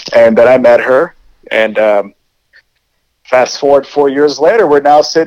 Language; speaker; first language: English; early bilingual, other home language; Spanish